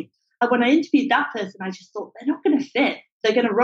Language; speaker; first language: English; native; English